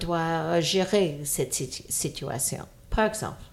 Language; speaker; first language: French; non-native, fluent; English